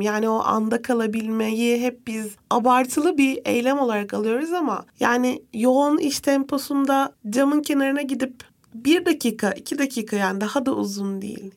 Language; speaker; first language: Turkish; native; Turkish